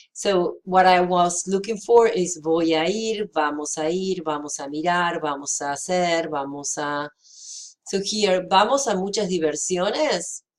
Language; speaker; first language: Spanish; non-native, fluent; English